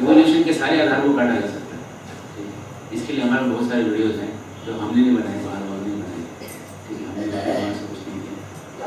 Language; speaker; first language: Hindi; native; Hindi